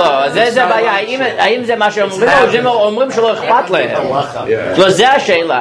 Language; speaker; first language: Hebrew; non-native, fluent; English